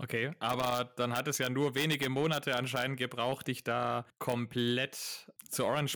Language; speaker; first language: German; native; German